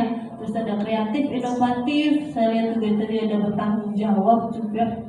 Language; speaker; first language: Indonesian; native; Indonesian